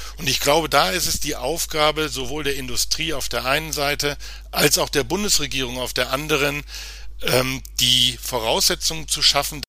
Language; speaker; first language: German; native; German